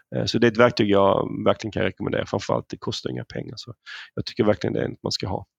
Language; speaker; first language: Swedish; native; Swedish